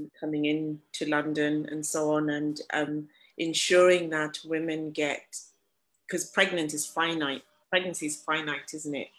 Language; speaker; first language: English; non-native, local second language; Shona